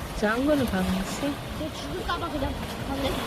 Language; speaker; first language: Korean; native; Korean